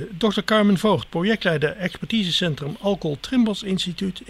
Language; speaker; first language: Dutch; native; Dutch